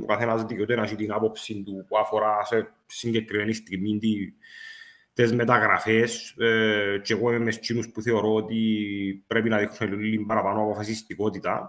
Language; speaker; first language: Greek; native; Greek